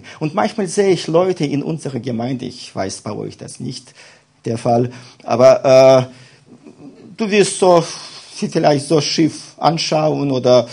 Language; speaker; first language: German; non-native, fluent; Russian